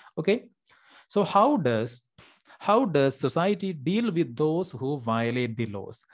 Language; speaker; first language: English; non-native, local second language; Malayalam